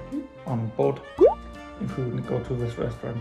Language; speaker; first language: English; non-native, fluent; German